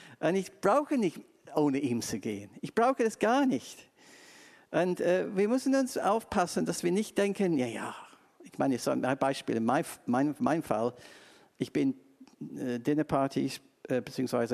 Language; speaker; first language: German; non-native, fluent; English